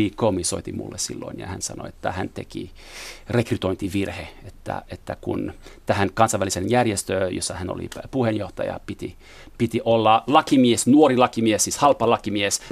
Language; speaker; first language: Finnish; non-native, fluent; French